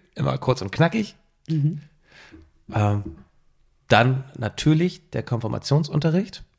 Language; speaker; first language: German; native; German